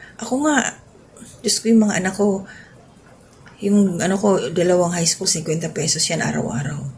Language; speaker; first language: Filipino; non-native, local second language; Cebuano